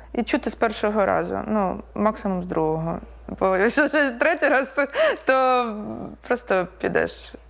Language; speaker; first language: Ukrainian; native; Ukrainian